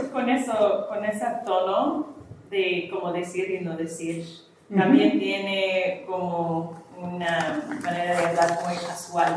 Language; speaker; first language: Spanish; non-native, learner; English